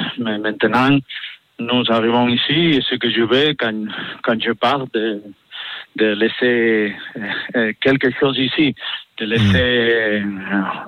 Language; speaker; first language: French; non-native, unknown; Catalan